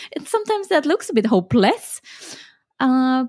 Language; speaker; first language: English; non-native, fluent; German